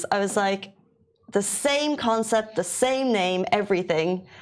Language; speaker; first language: English; native; English